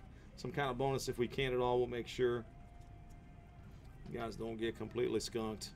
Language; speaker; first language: English; native; English